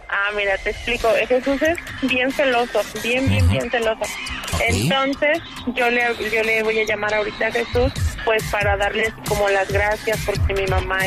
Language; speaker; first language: Spanish; native; Spanish